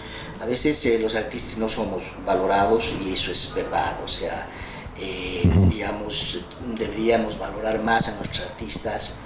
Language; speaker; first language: Spanish; native; Spanish